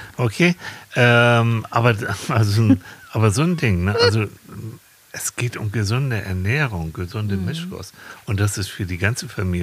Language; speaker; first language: German; native; German